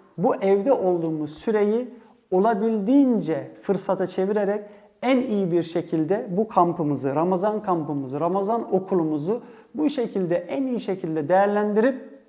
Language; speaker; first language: Turkish; early bilingual, heritage; Turkish